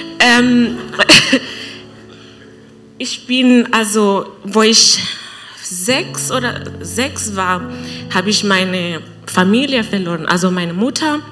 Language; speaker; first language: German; non-native, learner; English